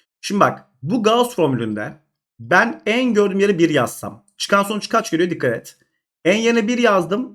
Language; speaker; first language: Turkish; native; Turkish